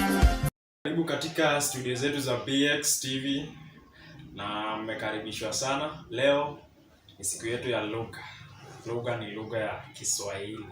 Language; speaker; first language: Swahili; non-native, local second language; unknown